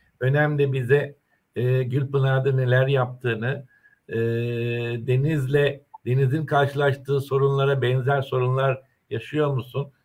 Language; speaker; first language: Turkish; native; Turkish